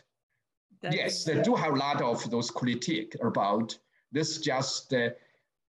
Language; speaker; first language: English; non-native, learner; Chinese